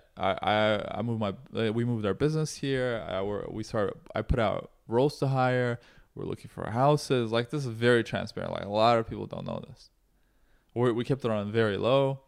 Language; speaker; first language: English; native; English